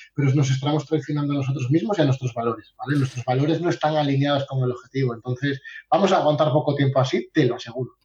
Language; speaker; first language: Spanish; native; Spanish